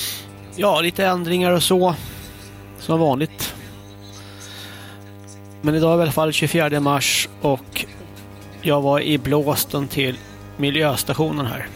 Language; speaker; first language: Swedish; native; Swedish